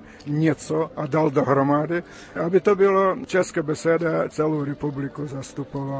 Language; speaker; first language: Czech; early bilingual, heritage; Czech